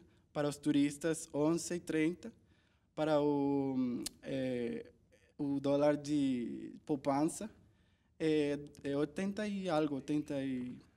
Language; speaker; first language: Portuguese; non-native, learner; Spanish